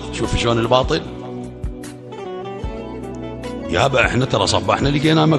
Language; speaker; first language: Arabic; native; Arabic